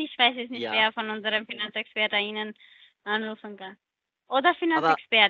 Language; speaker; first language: German; non-native, learner; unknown